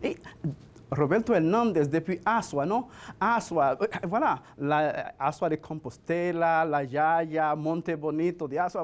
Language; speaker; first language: French; non-native, fluent; Spanish